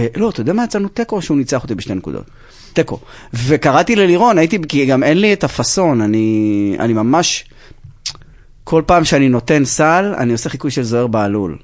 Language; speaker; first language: Hebrew; native; Hebrew